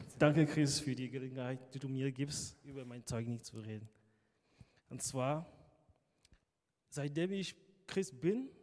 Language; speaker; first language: German; non-native, fluent; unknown